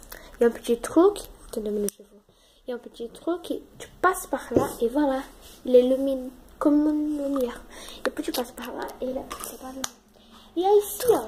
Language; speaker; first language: French; non-native, learner; Portuguese